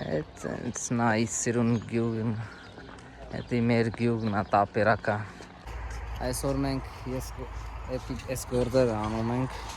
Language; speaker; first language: Armenian; non-native, learner; Hindi